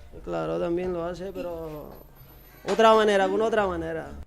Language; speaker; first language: Spanish; non-native, learner; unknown